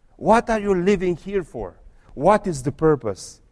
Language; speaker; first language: English; non-native, fluent; Romanian